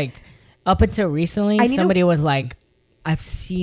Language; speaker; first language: English; early bilingual, other home language; Spanish